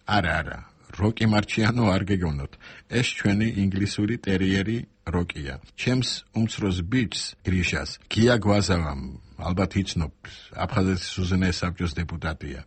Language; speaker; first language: Georgian; non-native, local second language; Armenian